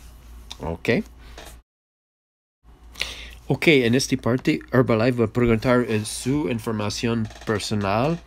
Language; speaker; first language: Spanish; non-native, learner; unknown